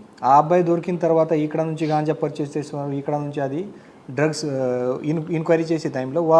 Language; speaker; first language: Telugu; non-native, fluent; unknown